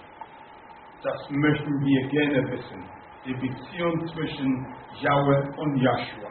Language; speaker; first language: German; non-native, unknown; Akan